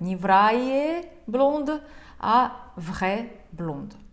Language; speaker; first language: French; non-native, fluent; Russian